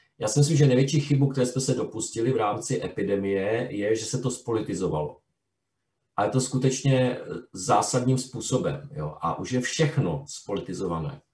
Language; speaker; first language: Czech; native; Czech